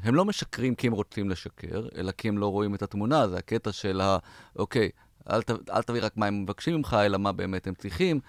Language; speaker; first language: Hebrew; native; Hebrew